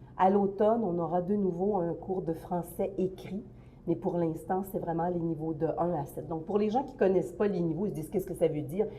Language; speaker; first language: French; native; French